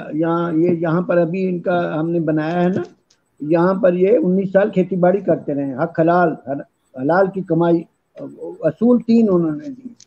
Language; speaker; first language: Urdu; non-native, local second language; Punjabi